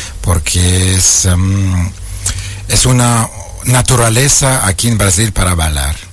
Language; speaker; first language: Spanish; non-native, learner; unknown